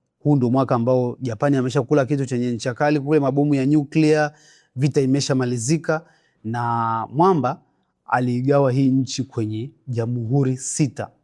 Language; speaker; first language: Swahili; native; Swahili